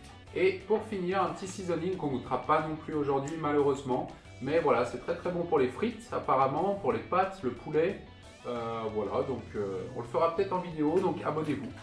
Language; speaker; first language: French; native; French